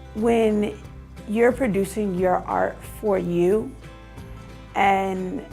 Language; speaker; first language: English; native; English